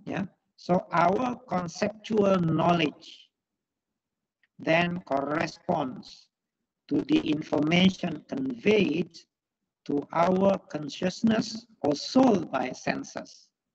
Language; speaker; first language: English; non-native, fluent; Indonesian